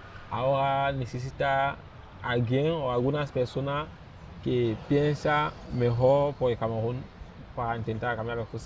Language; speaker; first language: Spanish; non-native, fluent; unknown